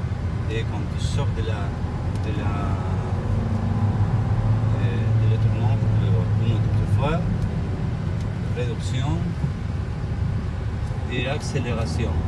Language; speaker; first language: French; non-native, learner; Spanish